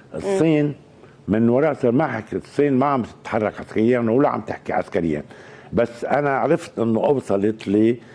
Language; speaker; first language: Arabic; native; Arabic